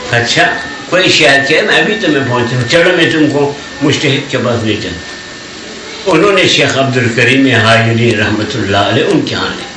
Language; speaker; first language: Urdu; non-native, local second language; Balti